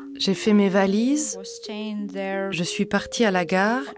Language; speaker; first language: French; non-native, fluent; Ukrainian